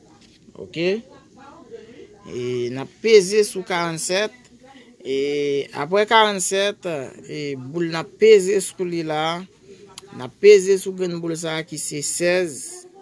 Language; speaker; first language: French; non-native, local second language; Haitian Creole